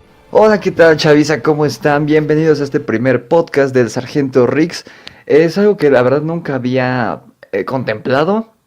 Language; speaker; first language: Spanish; native; Spanish